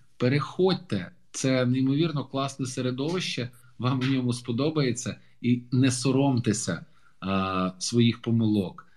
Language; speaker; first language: Ukrainian; native; Ukrainian